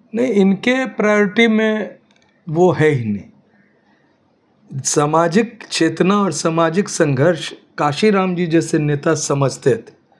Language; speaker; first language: Hindi; native; Hindi